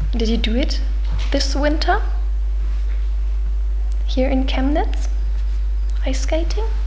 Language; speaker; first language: English; non-native, fluent; German